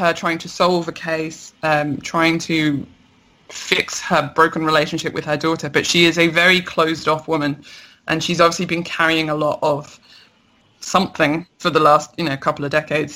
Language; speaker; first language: English; native; English